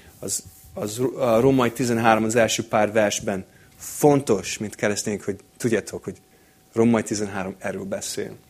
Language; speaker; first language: Hungarian; non-native, fluent; English